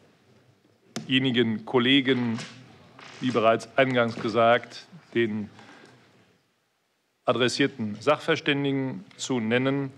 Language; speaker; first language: German; native; German